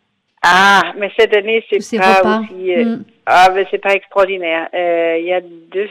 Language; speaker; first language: French; non-native, fluent; Danish